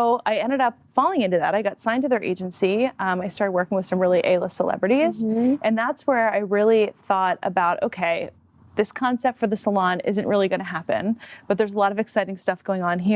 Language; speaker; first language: English; native; English